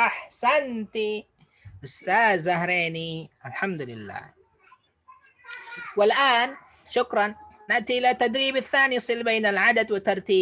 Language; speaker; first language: Arabic; non-native, fluent; Indonesian